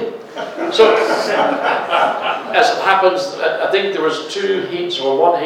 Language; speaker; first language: English; native; English